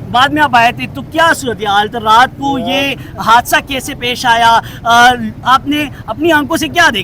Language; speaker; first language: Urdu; non-native, local second language; Pashto